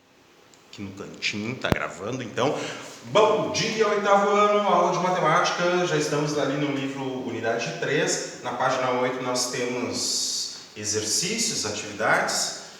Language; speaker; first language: Portuguese; native; Portuguese